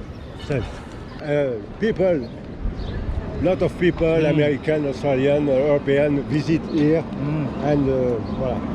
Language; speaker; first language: English; non-native, learner; French